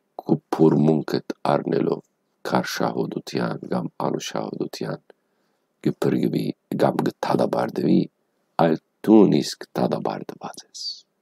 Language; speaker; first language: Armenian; native; Armenian